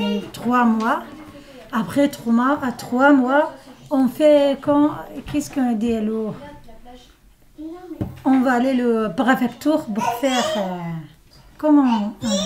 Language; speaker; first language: French; non-native, learner; Somali